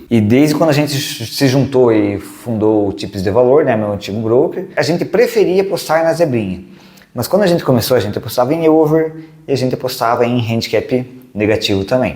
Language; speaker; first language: Portuguese; native; Portuguese